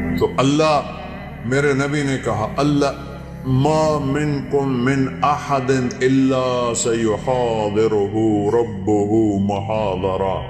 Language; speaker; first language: Urdu; non-native, local second language; Punjabi